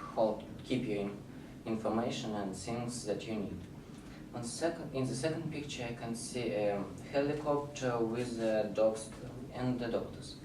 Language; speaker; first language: English; non-native, learner; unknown